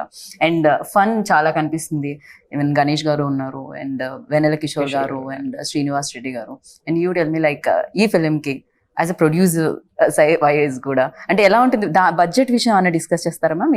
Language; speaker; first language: Telugu; native; Telugu